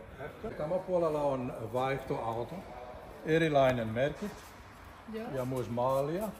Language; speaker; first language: Finnish; non-native, learner; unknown